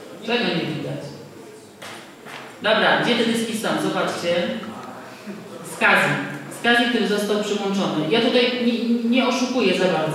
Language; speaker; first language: Polish; native; Polish